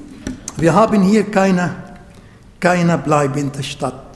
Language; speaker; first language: German; non-native, fluent; Arabic